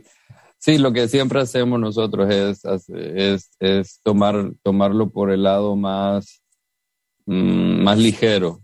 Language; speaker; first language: Spanish; native; Spanish